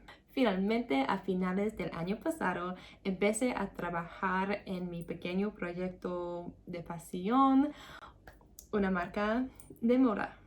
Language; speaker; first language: Spanish; non-native, learner; English